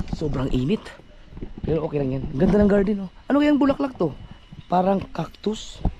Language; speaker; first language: Filipino; non-native, local second language; Cebuano